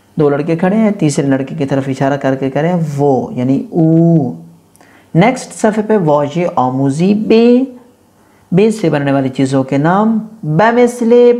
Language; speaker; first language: Urdu; non-native, local second language; Punjabi